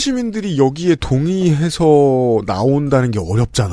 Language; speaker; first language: Korean; native; Korean